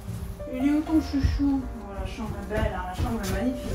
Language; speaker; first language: French; native; French